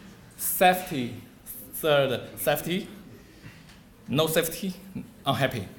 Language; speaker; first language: English; non-native, learner; Chinese